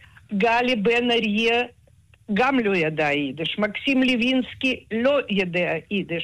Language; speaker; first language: Hebrew; non-native, fluent; Russian